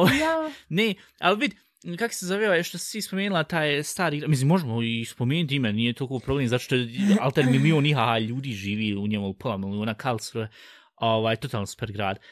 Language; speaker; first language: Bosnian; early bilingual, heritage; Bosnian